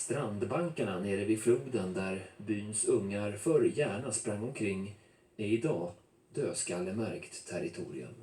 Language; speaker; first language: Swedish; native; Swedish